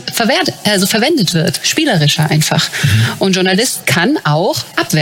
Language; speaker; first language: German; native; German